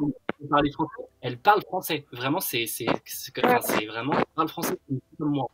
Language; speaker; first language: French; native; French